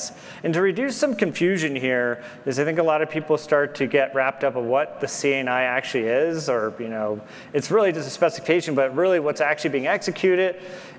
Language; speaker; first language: English; native; English